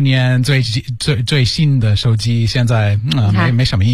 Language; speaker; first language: Chinese; non-native, learner; English